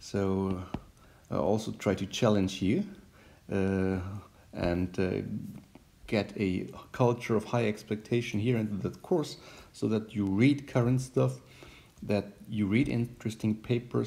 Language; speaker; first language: English; non-native, fluent; German